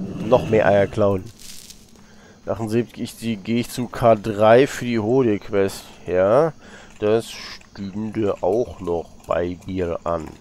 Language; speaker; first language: German; native; German